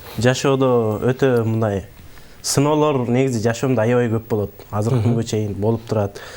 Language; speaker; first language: Kyrgyz; early bilingual, heritage; Kyrgyz